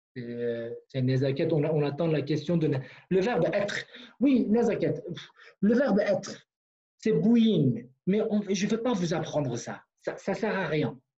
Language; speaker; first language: French; non-native, fluent; Kurdish